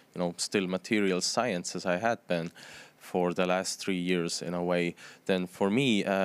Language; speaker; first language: English; non-native, fluent; Estonian